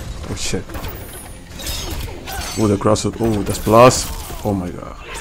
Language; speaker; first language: English; non-native, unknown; Spanish